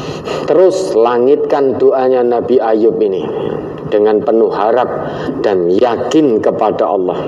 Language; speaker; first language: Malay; non-native, local second language; Javanese